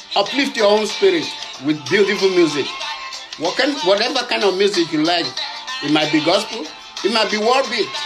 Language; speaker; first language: English; non-native, local second language; Yoruba